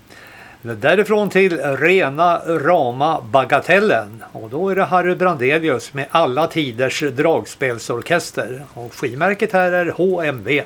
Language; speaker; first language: Swedish; native; Swedish